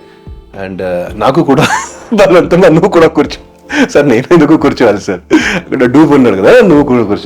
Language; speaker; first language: Telugu; non-native, fluent; Hindi